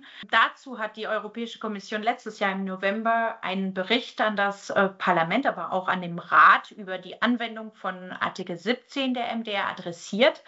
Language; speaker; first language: German; native; German